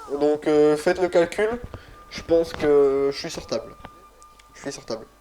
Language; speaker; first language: French; native; French